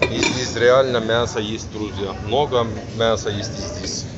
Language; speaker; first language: Russian; non-native, learner; Turkish